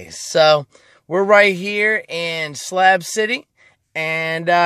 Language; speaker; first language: English; native; English